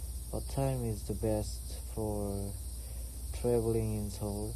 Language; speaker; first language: English; non-native, learner; Korean